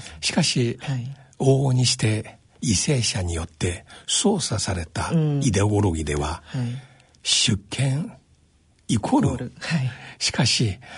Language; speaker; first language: Japanese; non-native, fluent; Chinese